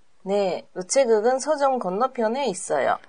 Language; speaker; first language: Korean; non-native, learner; Japanese